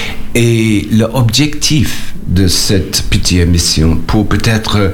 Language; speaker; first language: French; non-native, learner; English